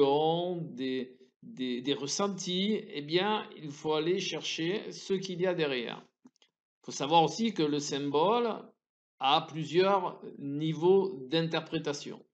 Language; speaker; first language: French; native; French